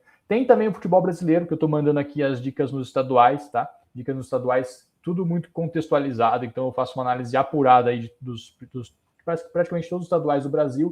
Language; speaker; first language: Portuguese; native; Portuguese